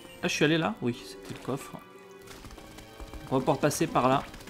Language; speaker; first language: French; native; French